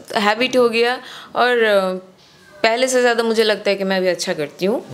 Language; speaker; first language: Hindi; non-native, local second language; Bangla